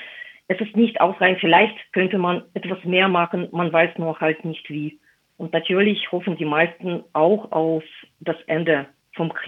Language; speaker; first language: German; non-native, fluent; Russian